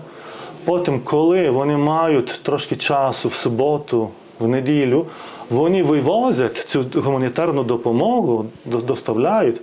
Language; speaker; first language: Ukrainian; non-native, fluent; Lithuanian